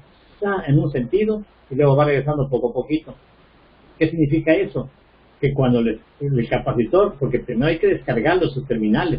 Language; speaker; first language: Spanish; native; Spanish